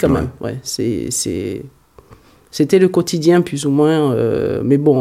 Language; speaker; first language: French; early bilingual, other home language; Hungarian